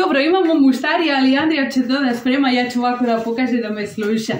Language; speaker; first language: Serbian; non-native, learner; Spanish